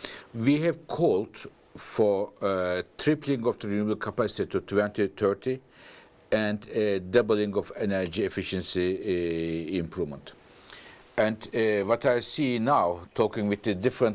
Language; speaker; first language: English; non-native, fluent; Turkish